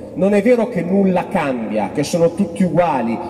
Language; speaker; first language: Italian; native; Italian